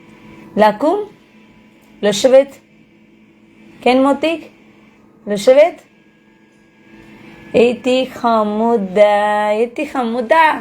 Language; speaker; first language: Hebrew; non-native, learner; Malayalam